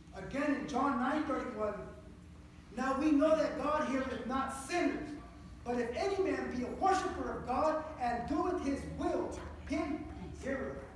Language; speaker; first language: English; early bilingual, other home language; Spanish